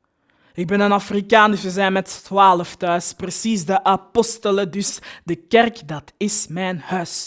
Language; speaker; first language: Dutch; early bilingual, other home language; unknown